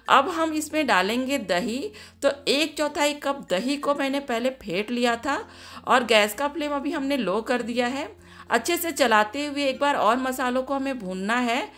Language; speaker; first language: Hindi; native; Hindi